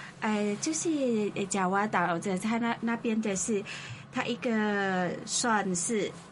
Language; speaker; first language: Chinese; non-native, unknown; Indonesian